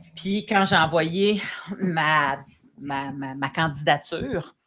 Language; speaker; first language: French; native; French